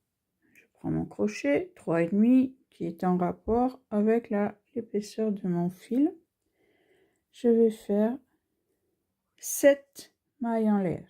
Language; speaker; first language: French; native; French